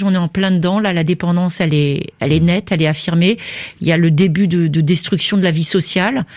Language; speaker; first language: French; native; French